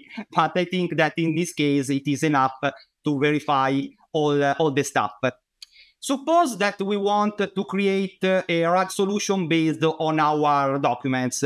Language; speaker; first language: English; non-native, fluent; Italian